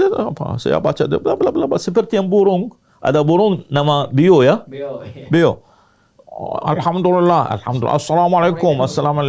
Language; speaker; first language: Indonesian; non-native, learner; Arabic